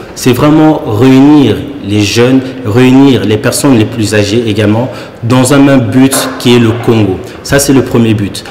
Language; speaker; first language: French; early bilingual, other home language; Lingala